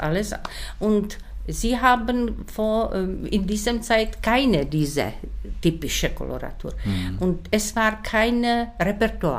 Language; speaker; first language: German; non-native, learner; Czech